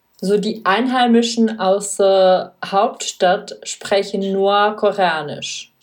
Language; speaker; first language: German; non-native, fluent; Czech